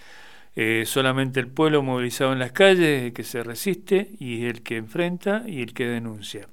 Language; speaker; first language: Spanish; native; Spanish